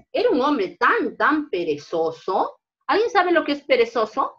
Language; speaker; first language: Spanish; native; Spanish